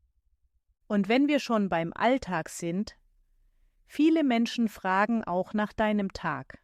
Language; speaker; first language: German; native; German